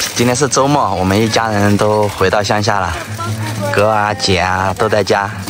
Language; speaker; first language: Chinese; native; Chinese